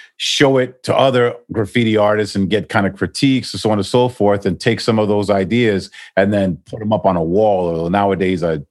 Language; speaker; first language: English; native; English